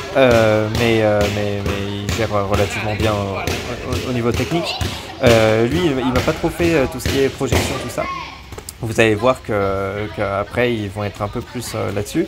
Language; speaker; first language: French; native; French